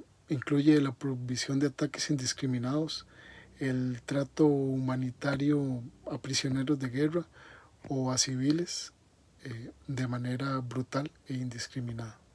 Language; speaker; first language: Spanish; native; Spanish